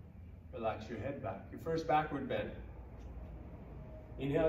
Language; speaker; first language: English; native; English